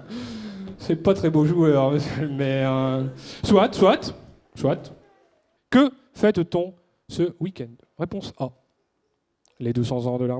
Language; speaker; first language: French; native; French